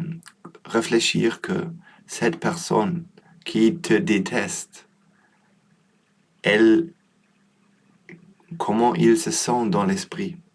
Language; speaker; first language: French; non-native, learner; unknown